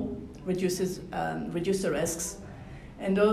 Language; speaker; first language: English; non-native, fluent; French